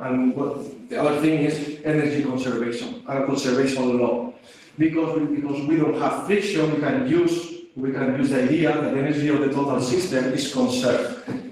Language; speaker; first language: English; non-native, fluent; Spanish